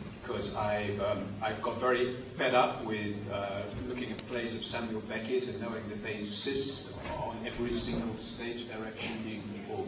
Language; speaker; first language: English; native; English